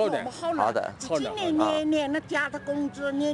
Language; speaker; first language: Chinese; native; Chinese